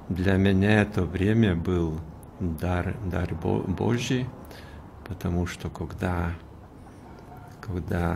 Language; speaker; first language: Russian; non-native, fluent; Lithuanian